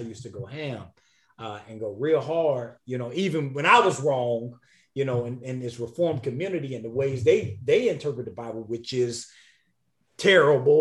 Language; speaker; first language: English; native; English